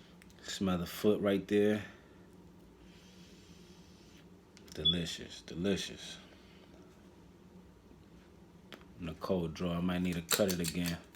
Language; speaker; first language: English; native; English